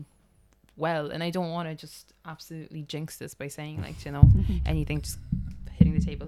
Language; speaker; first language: English; non-native, fluent; Polish